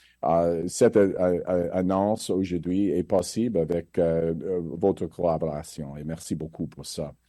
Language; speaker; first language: French; non-native, fluent; English